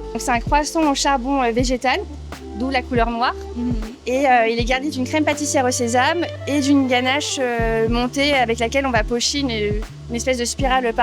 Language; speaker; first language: French; native; French